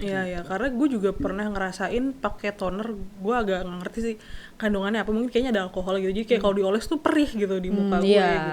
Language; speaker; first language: Indonesian; native; Indonesian